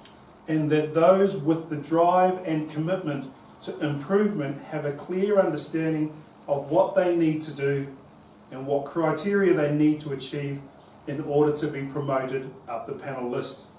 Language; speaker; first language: English; native; English